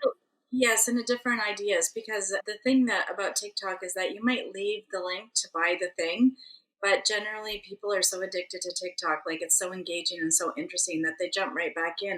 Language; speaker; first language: English; native; English